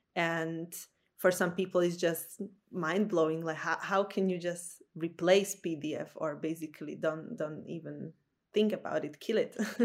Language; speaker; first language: English; non-native, fluent; Slovak